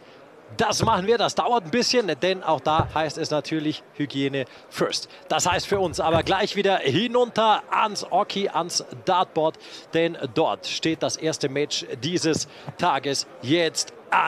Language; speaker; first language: German; native; German